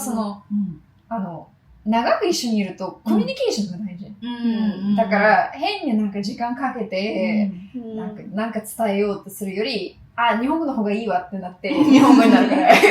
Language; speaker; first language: Japanese; non-native, fluent; English